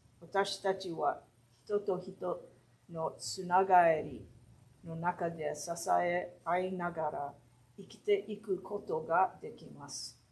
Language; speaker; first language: Japanese; early bilingual, heritage; Japanese